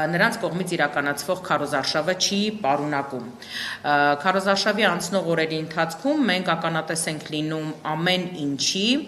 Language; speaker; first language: Armenian; native; Armenian